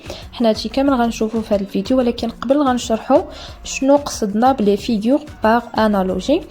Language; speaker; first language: Arabic; native; Arabic